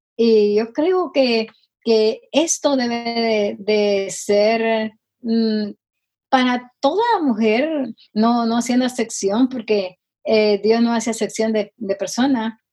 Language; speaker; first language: Spanish; native; Spanish